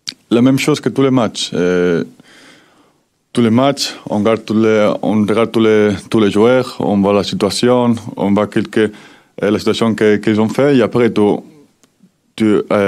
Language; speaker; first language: French; non-native, fluent; Spanish